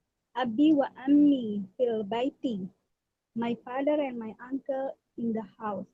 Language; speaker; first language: English; non-native, learner; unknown